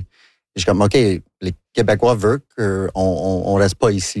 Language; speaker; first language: French; non-native, local second language; English